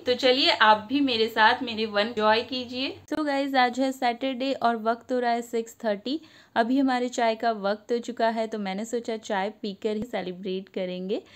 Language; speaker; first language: Hindi; non-native, local second language; Bangla